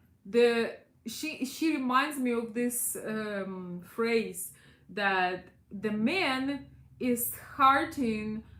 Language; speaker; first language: English; non-native, fluent; Russian